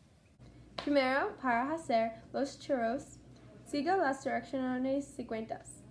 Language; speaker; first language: Spanish; non-native, learner; English